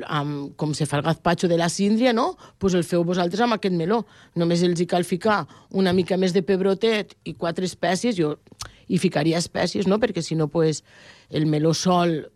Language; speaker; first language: Catalan; native; Catalan